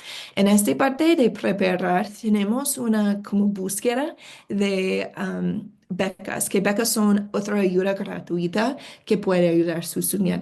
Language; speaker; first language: Spanish; non-native, fluent; English